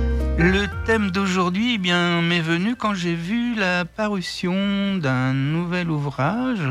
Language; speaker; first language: French; native; French